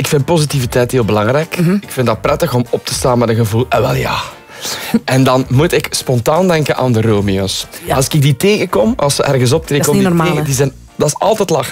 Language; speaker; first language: Dutch; native; Dutch